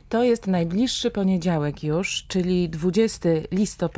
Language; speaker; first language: Polish; native; Polish